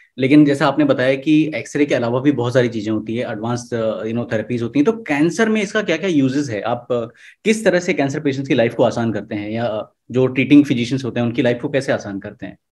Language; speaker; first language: Hindi; native; Hindi